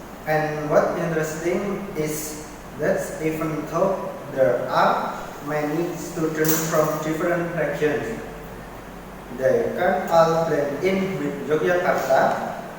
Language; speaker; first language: English; non-native, learner; Indonesian